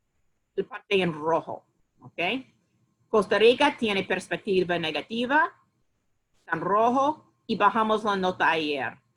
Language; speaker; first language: Spanish; non-native, fluent; English